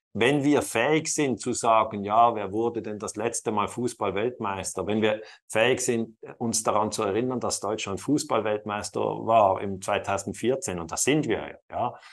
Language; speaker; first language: German; non-native, local second language; Italian